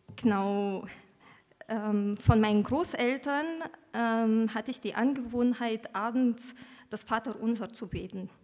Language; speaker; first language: German; early bilingual, other home language; Romanian